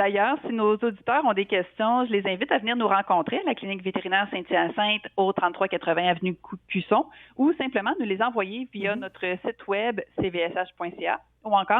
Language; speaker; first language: French; native; French